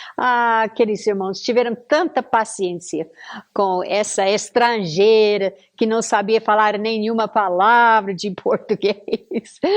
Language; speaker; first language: Portuguese; non-native, fluent; English